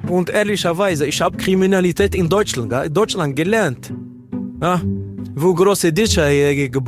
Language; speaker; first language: German; non-native, learner; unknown